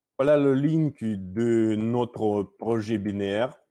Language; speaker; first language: French; non-native, learner; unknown